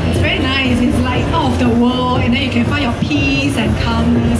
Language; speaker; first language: English; non-native, local second language; Chinese